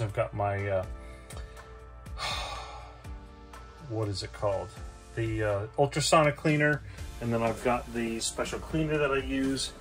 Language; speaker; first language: English; native; English